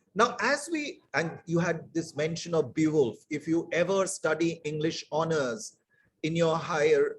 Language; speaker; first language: English; non-native, local second language; Bangla